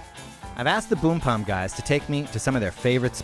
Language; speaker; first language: English; native; English